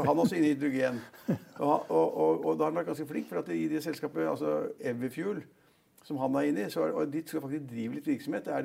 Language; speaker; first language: Norwegian; native; Norwegian